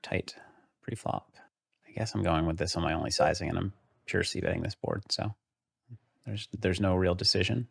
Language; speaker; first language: English; native; English